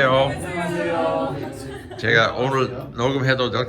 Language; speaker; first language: Korean; non-native, fluent; English